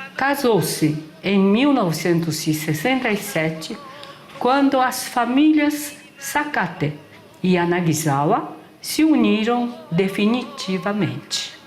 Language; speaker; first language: Portuguese; native; Portuguese